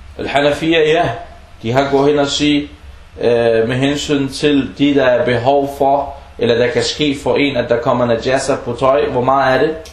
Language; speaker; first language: Danish; early bilingual, other home language; Arabic